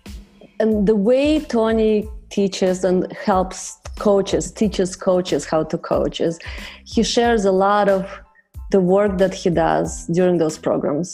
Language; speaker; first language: English; non-native, fluent; Russian